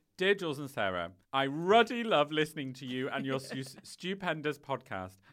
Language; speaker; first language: English; native; English